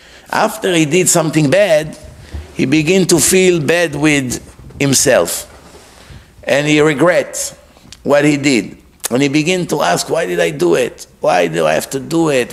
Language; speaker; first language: English; non-native, fluent; Hebrew